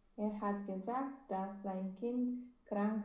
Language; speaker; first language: German; non-native, learner; Romanian